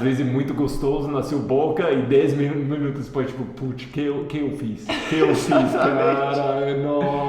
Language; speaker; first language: Portuguese; non-native, fluent; English